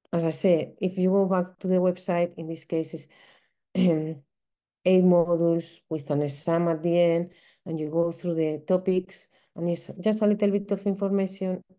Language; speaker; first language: English; non-native, fluent; Spanish